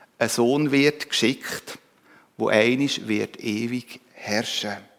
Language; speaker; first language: German; native; German